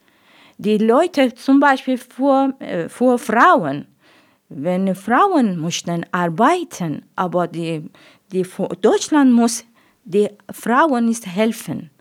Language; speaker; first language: German; non-native, learner; Persian